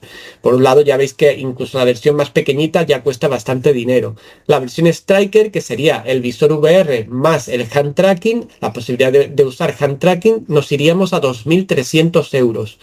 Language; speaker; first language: Spanish; native; Spanish